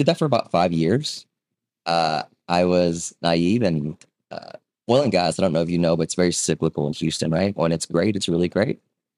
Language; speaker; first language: English; early bilingual, other home language; Vietnamese